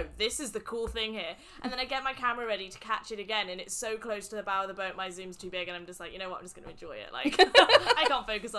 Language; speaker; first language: English; native; English